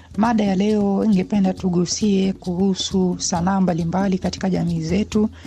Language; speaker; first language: Swahili; non-native, local second language; Luyia